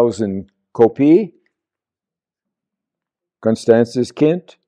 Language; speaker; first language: German; non-native, learner; English